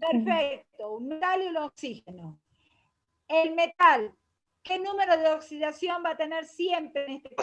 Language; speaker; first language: Spanish; native; Spanish